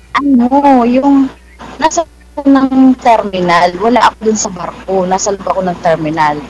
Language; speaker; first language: Filipino; non-native, local second language; Waray